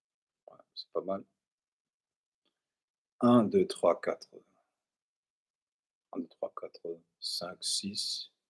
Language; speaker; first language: French; non-native, learner; English